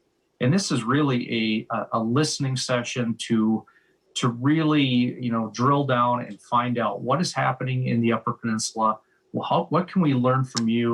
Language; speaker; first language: English; native; English